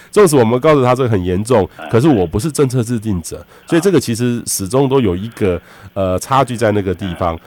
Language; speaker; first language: Chinese; native; Chinese